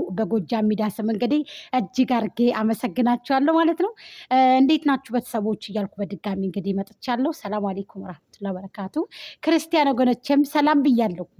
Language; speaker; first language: Amharic; native; Amharic